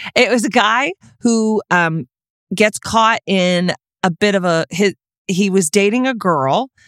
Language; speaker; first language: English; native; English